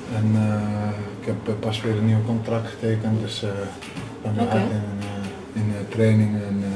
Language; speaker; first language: Dutch; native; Dutch